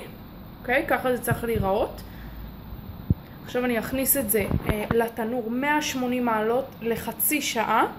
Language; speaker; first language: Hebrew; native; Hebrew